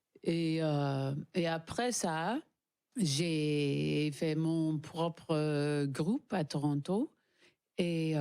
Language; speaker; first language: French; non-native, learner; English